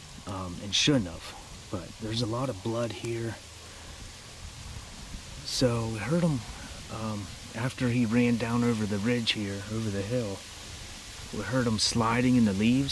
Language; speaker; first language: English; native; English